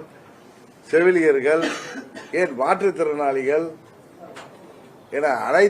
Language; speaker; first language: Tamil; native; Tamil